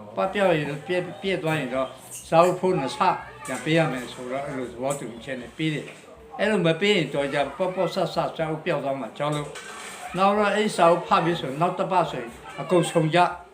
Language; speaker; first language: Burmese; non-native, local second language; Western Kayah